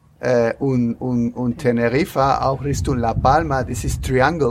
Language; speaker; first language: German; non-native, learner; Spanish